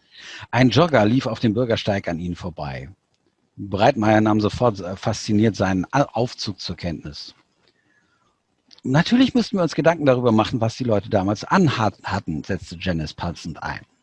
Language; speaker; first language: German; native; German